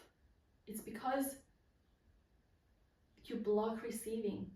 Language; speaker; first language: English; non-native, fluent; Polish